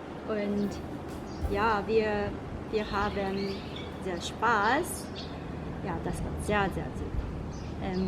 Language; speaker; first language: German; non-native, learner; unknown